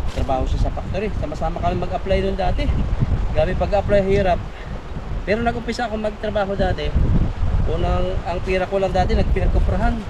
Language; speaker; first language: Filipino; native; Filipino